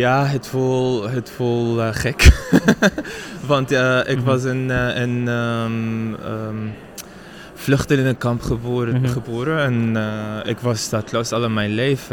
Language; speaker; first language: Dutch; non-native, learner; Arabic